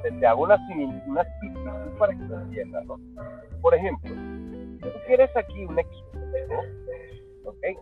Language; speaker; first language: Spanish; early bilingual, other home language; Italian